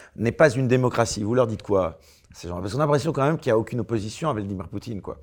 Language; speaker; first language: French; native; French